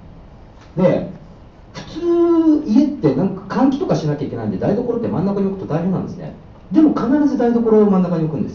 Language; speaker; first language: Japanese; native; Japanese